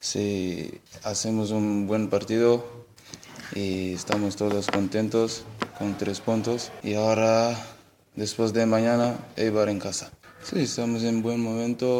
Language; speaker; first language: Spanish; non-native, learner; Portuguese